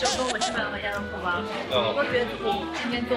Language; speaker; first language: Chinese; native; Chinese